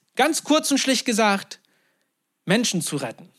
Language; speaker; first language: German; non-native, fluent; Turkish